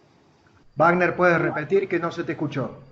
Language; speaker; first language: Spanish; native; Spanish